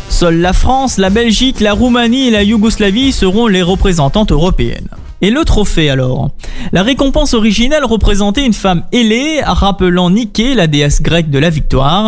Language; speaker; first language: French; native; French